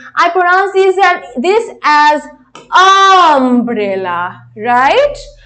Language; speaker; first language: English; non-native, local second language; Bangla